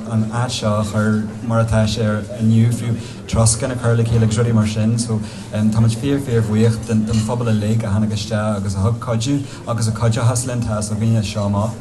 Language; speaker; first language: Irish; non-native, fluent; English